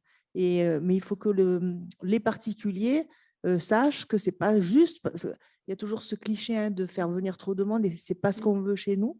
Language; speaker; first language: French; native; French